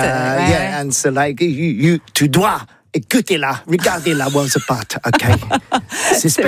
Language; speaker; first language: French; non-native, learner; English